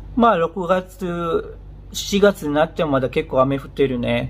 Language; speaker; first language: Japanese; non-native, fluent; Indonesian